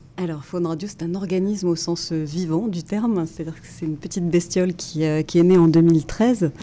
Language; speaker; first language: French; native; French